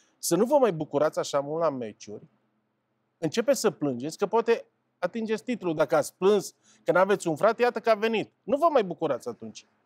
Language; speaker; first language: Romanian; native; Romanian